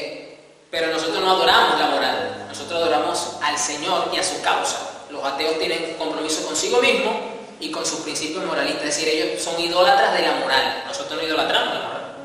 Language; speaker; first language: Spanish; native; Spanish